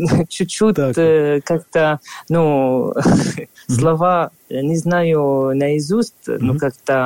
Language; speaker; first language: Russian; non-native, fluent; Arabic